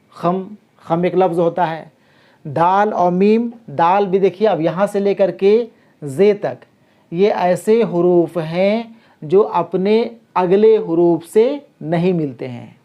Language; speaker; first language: Hindi; native; Hindi